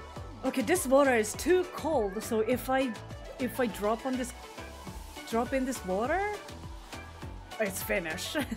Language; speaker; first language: English; non-native, fluent; Japanese